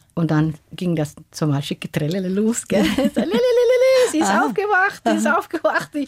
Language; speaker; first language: German; non-native, fluent; Somali